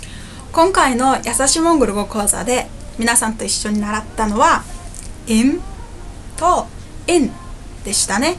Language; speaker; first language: Japanese; non-native, fluent; Mongolian